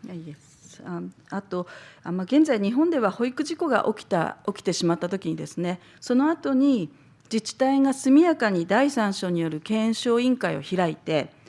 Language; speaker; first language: Japanese; native; Japanese